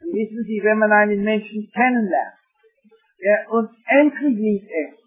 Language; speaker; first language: German; non-native, fluent; English